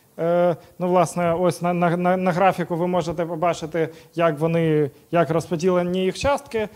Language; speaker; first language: Ukrainian; non-native, local second language; Russian